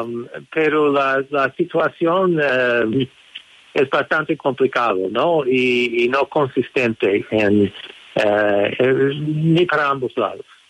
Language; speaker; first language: Spanish; non-native, fluent; English